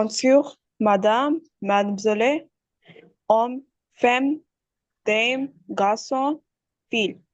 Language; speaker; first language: French; non-native, learner; Urdu